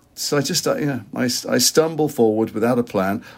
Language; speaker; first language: English; native; English